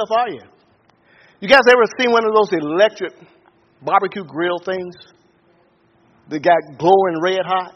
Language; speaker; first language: English; native; English